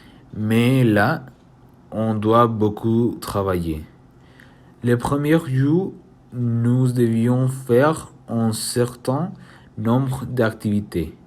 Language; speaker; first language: French; non-native, learner; Spanish